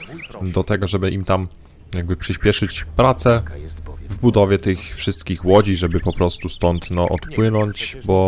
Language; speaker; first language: Polish; native; Polish